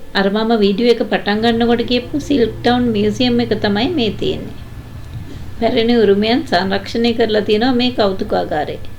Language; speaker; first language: Sinhala; native; Sinhala